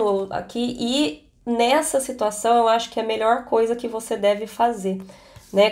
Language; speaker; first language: Portuguese; native; Portuguese